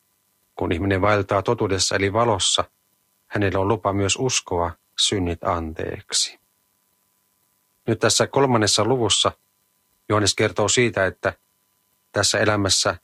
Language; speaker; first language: Finnish; native; Finnish